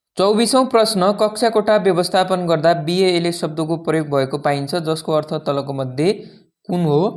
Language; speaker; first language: Nepali; native; Nepali